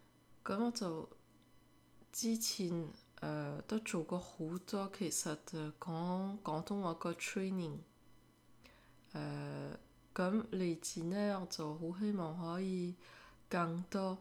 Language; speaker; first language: Cantonese; early bilingual, heritage; French